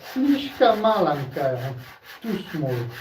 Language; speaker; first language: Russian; non-native, learner; Slovenian